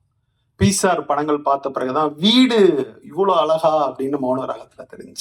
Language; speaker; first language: Tamil; native; Tamil